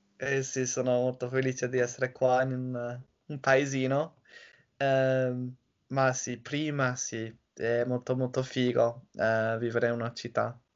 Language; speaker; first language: Italian; non-native, fluent; English